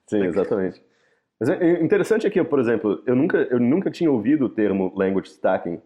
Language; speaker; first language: Portuguese; native; Portuguese